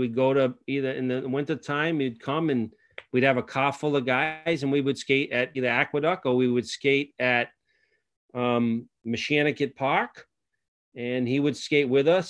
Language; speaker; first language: English; native; English